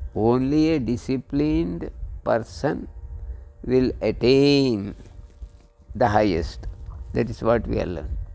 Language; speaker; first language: English; non-native, local second language; Kannada